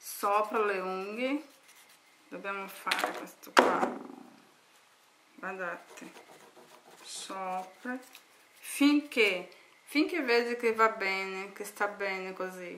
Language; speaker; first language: Italian; non-native, learner; Portuguese